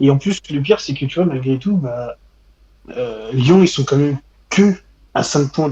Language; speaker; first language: French; native; French